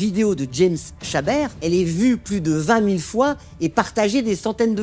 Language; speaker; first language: French; native; French